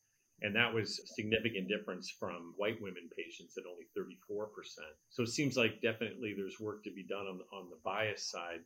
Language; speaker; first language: English; native; English